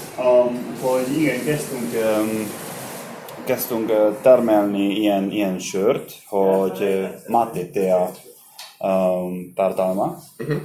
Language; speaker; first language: Hungarian; non-native, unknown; Spanish